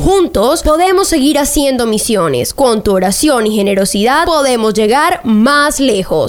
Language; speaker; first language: Spanish; native; Spanish